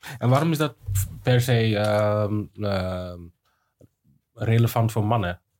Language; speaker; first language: Dutch; native; Dutch